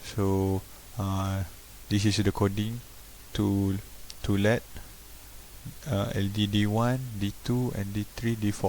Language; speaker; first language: English; non-native, local second language; Malay